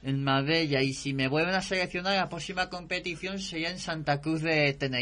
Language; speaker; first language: Spanish; native; Spanish